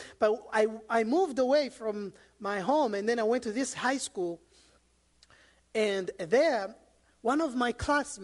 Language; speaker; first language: English; non-native, local second language; Kinyarwanda